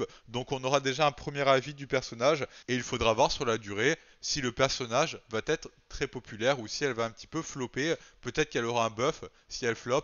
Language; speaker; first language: French; native; French